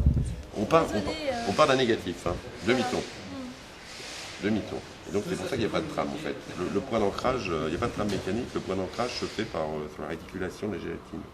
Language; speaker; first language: French; native; French